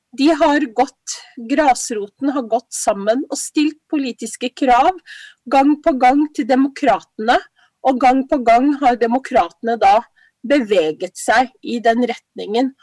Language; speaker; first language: Norwegian; early bilingual, other home language; Somali